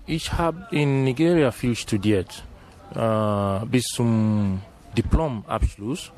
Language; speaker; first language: German; non-native, fluent; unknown